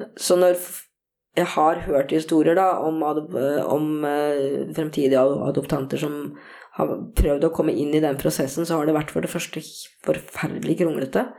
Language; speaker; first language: Norwegian; early bilingual, other home language; Korean